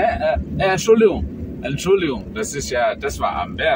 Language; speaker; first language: German; non-native, fluent; Indonesian